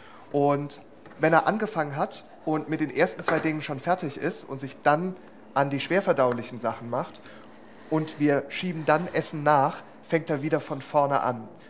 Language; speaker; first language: German; native; German